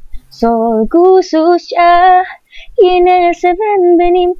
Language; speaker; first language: Turkish; non-native, learner; Indonesian